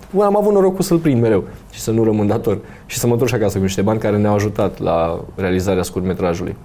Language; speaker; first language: Romanian; native; Romanian